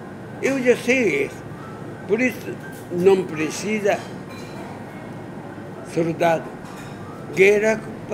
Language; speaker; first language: Portuguese; non-native, learner; Japanese